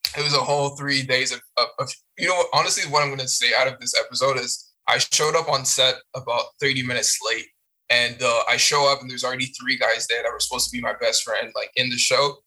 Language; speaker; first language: English; non-native, fluent; French